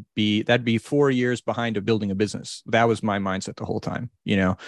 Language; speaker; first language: English; native; English